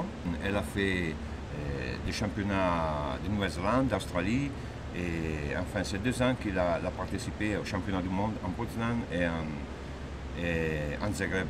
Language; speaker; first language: French; non-native, fluent; Italian